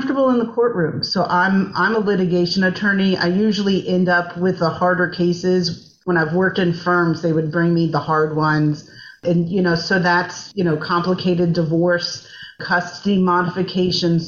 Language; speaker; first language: English; native; English